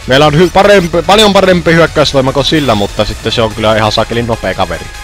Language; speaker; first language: Finnish; native; Finnish